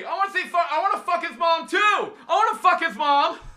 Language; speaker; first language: English; native; English